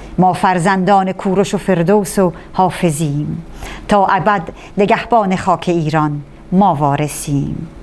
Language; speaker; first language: Persian; native; Persian